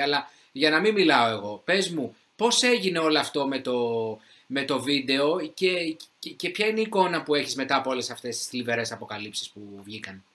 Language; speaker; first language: Greek; native; Greek